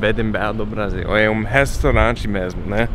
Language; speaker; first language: Portuguese; non-native, fluent; English